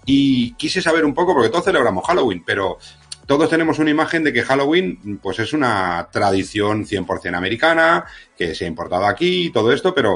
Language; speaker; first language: Spanish; native; Spanish